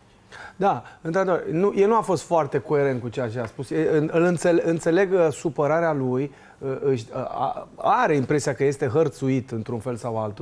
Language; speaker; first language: Romanian; native; Romanian